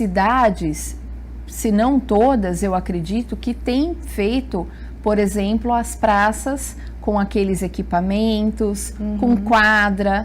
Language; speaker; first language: Portuguese; native; Portuguese